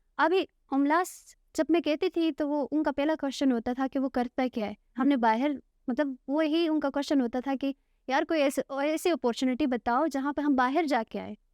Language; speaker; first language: Urdu; non-native, local second language; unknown